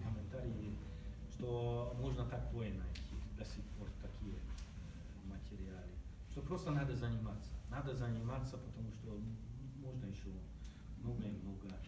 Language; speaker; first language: Russian; non-native, learner; Hungarian